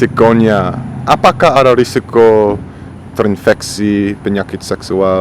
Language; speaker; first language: Indonesian; non-native, fluent; English